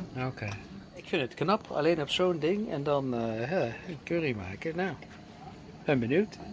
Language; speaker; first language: Dutch; native; Dutch